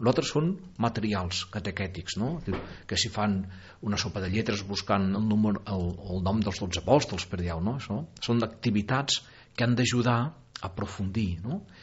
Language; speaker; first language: Catalan; native; Catalan